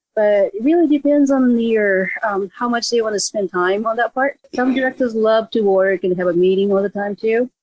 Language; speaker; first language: English; non-native, fluent; Japanese